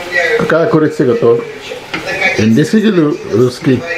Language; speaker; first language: Russian; non-native, learner; Hindi